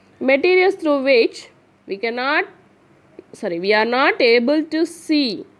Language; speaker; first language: English; non-native, local second language; Tamil